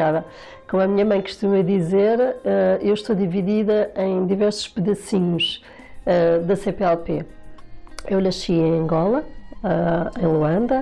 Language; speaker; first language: Portuguese; native; Portuguese